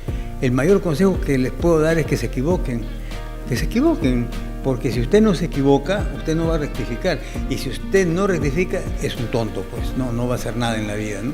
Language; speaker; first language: Spanish; native; Spanish